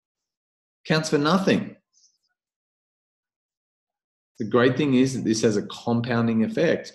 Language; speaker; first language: English; native; English